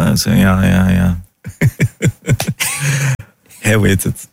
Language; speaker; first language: Dutch; non-native, learner; Portuguese